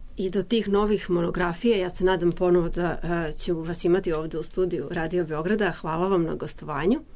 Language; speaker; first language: Serbian; native; Serbian